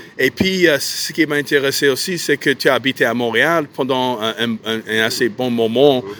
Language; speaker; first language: French; non-native, fluent; English